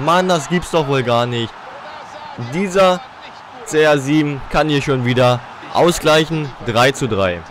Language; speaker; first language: German; native; German